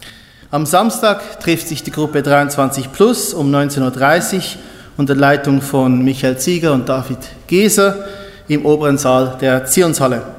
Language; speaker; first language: German; native; German